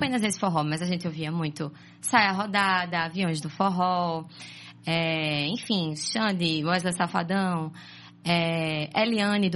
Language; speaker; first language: Portuguese; native; Portuguese